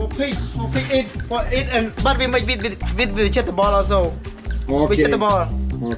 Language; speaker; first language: English; non-native, learner; Khmer